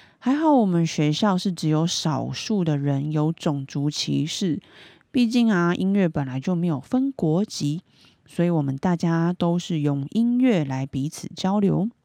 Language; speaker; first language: Chinese; native; Chinese